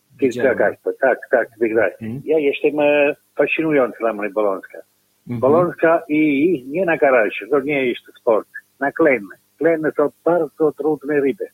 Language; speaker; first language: Polish; non-native, learner; Italian